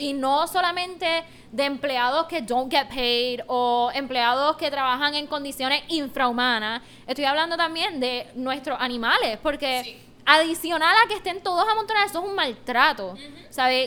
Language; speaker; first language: Spanish; native; Spanish